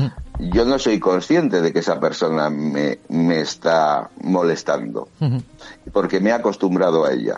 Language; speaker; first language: Spanish; native; Spanish